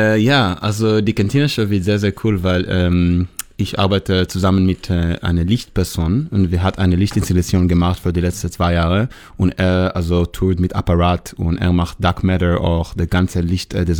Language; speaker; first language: German; non-native, learner; Hebrew